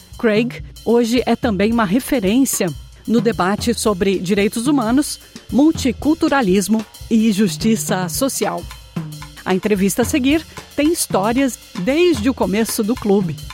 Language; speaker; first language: Portuguese; native; Portuguese